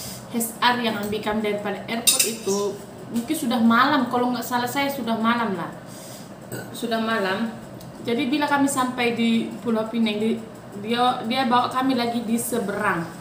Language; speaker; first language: Malay; non-native, fluent; Batak Toba